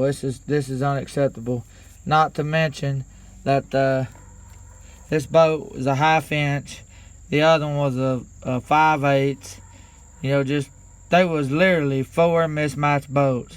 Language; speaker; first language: English; native; English